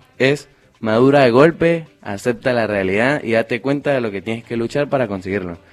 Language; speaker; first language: Spanish; native; Spanish